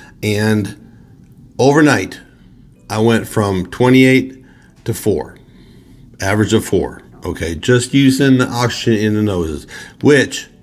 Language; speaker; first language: English; native; English